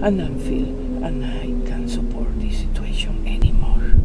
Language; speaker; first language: English; non-native, learner; Spanish